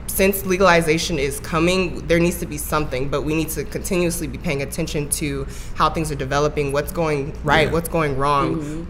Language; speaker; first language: English; native; English